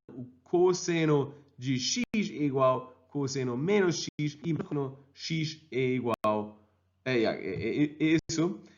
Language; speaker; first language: Portuguese; non-native, fluent; German